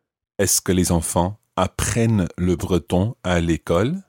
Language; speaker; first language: French; non-native, fluent; English